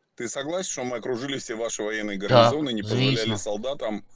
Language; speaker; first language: Ukrainian; non-native, local second language; Russian